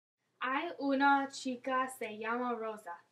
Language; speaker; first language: Spanish; non-native, learner; English